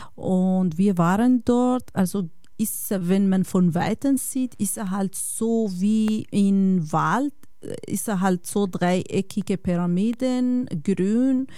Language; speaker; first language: German; non-native, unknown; Bosnian